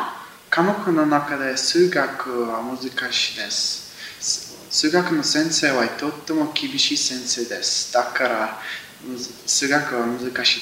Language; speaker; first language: Japanese; non-native, learner; English